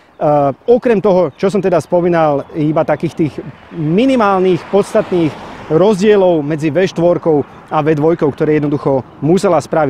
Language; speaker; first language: Slovak; native; Slovak